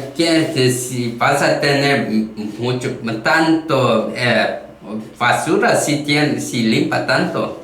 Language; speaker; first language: Spanish; non-native, learner; Korean